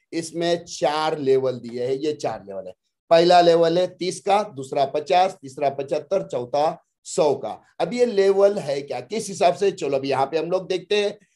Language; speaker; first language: Hindi; non-native, local second language; Marathi